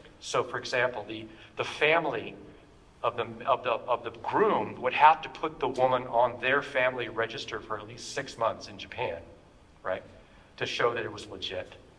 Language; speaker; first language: English; native; English